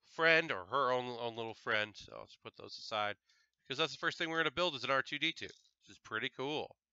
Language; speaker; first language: English; native; English